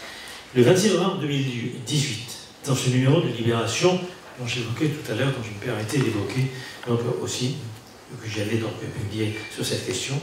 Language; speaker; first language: French; native; French